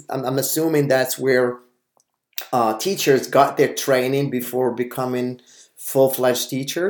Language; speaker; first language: English; non-native, fluent; Arabic